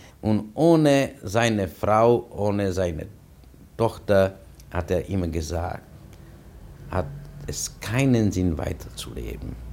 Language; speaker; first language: German; non-native, fluent; Czech